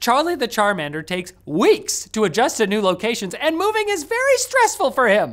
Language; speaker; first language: English; native; English